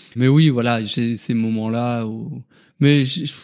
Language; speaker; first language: French; native; French